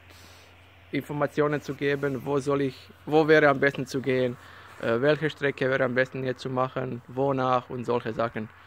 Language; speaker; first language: German; non-native, learner; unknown